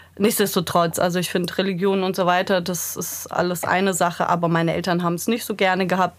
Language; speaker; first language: German; early bilingual, other home language; Serbian